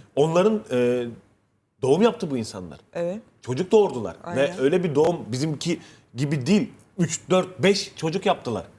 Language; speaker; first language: Turkish; native; Turkish